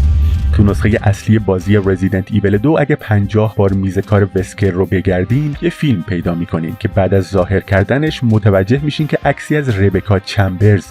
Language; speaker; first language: Persian; native; Persian